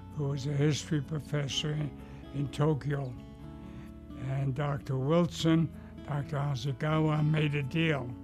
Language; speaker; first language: English; early bilingual, other home language; Luxembourgish